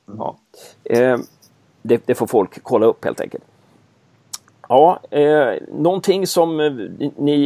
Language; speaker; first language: Swedish; native; Swedish